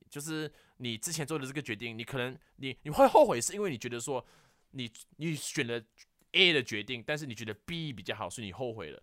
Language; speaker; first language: Chinese; non-native, local second language; Hakka Chinese